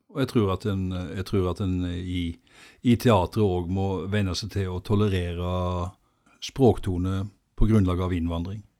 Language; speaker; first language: Norwegian; native; Norwegian